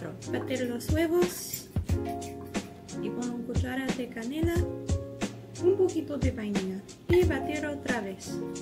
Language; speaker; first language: Spanish; non-native, learner; English